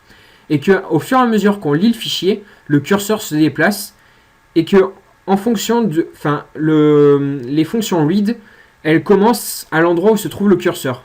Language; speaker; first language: French; native; French